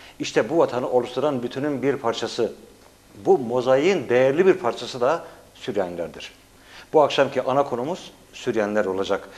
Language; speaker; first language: Turkish; native; Turkish